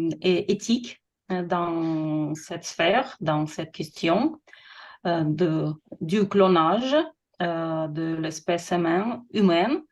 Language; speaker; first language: French; non-native, fluent; Russian